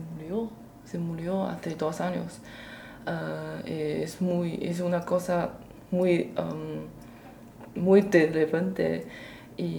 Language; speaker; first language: Spanish; non-native, learner; Chinese